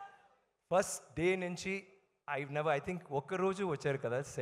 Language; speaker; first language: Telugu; non-native, learner; Tamil